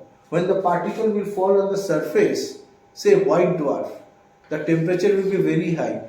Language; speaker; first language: English; non-native, local second language; Bangla